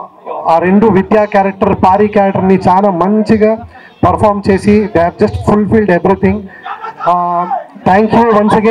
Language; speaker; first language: Telugu; non-native, learner; Kannada